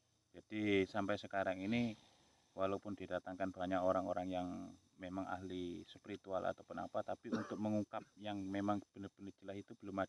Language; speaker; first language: Indonesian; native; Indonesian